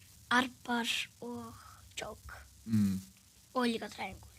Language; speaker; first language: Icelandic; early bilingual, other home language; Portuguese